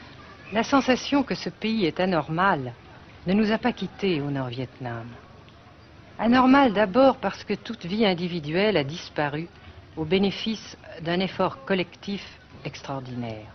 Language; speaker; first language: French; native; French